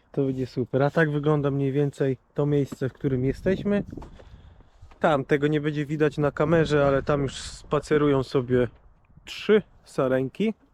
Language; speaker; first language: Polish; native; Polish